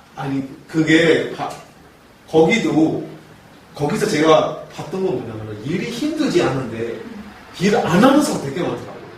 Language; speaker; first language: Korean; non-native, fluent; Burmese